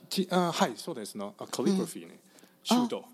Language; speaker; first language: Japanese; non-native, learner; Chinese